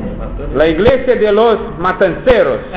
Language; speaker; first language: Spanish; non-native, fluent; Portuguese